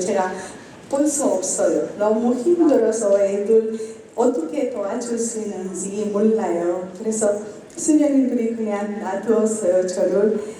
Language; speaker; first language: Korean; non-native, learner; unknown